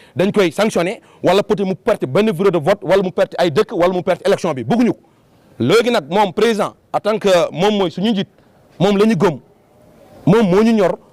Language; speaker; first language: Wolof; non-native, local second language; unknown